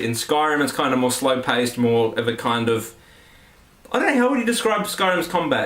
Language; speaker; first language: English; native; English